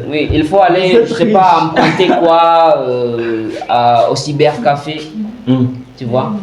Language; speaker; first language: French; non-native, fluent; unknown